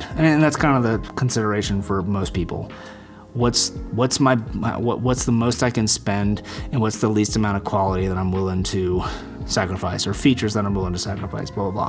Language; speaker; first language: English; native; English